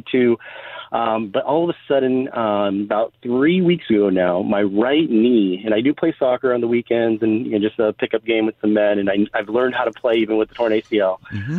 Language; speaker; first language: English; native; English